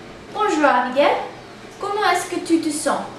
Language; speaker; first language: French; non-native, learner; English